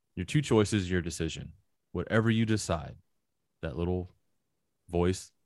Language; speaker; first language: English; native; English